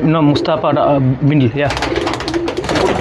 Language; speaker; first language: English; non-native, fluent; Sinhala